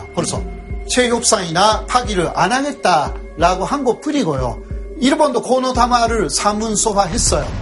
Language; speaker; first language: Korean; non-native, fluent; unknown